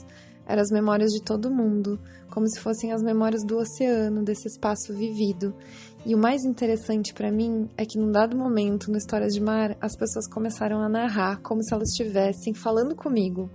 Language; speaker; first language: Portuguese; native; Portuguese